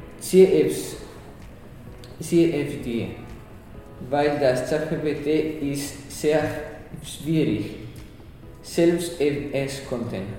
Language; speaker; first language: German; non-native, learner; Spanish